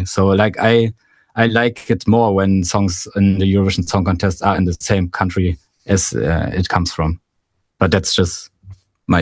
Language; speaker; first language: English; non-native, fluent; German